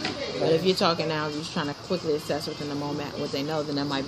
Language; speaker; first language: English; native; English